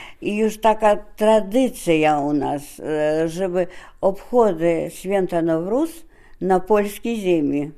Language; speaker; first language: Polish; non-native, fluent; Russian